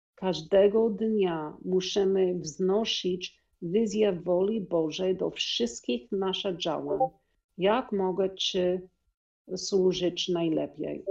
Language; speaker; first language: Polish; non-native, learner; English